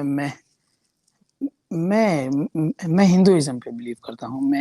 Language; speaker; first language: Hindi; non-native, local second language; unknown